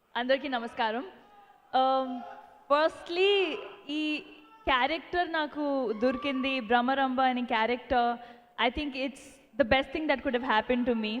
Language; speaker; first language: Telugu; non-native, fluent; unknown